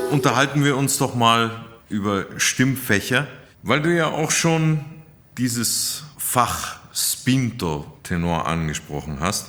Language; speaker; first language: German; native; German